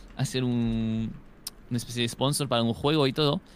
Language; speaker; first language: Spanish; non-native, fluent; French